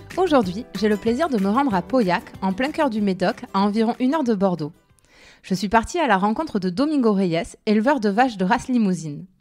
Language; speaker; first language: French; native; French